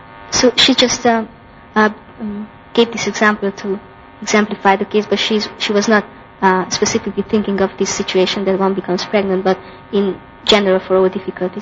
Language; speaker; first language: English; non-native, fluent; Hungarian